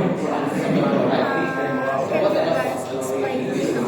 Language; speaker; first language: English; non-native, learner; Indonesian